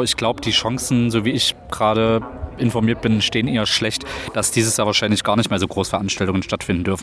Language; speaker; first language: German; native; German